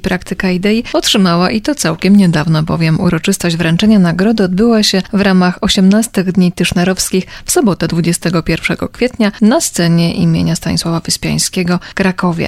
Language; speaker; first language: Polish; native; Polish